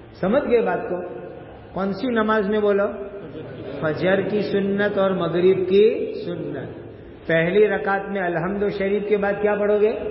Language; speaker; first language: Urdu; non-native, local second language; Gujarati